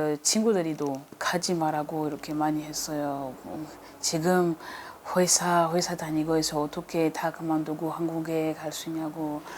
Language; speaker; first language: Korean; non-native, learner; French